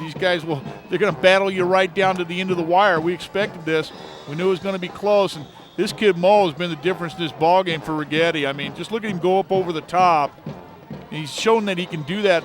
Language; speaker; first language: English; native; English